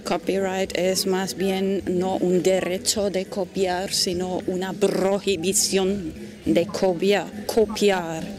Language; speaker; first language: Spanish; non-native, fluent; German